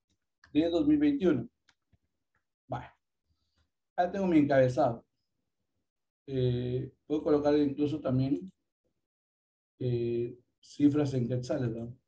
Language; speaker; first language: Spanish; native; Spanish